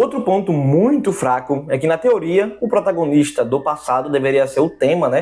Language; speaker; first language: Portuguese; native; Portuguese